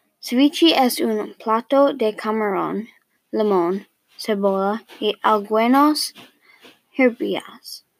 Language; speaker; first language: Spanish; non-native, learner; English